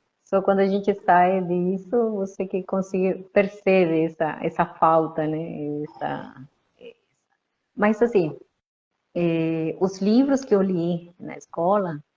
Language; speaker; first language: Portuguese; non-native, fluent; Spanish